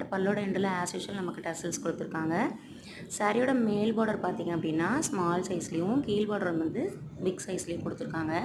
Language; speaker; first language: Tamil; native; Tamil